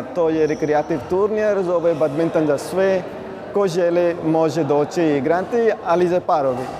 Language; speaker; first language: Croatian; non-native, learner; Punjabi